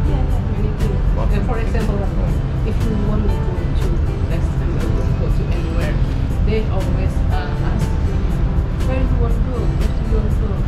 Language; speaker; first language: English; non-native, learner; Indonesian